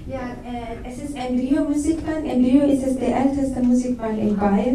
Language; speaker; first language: German; non-native, learner; Persian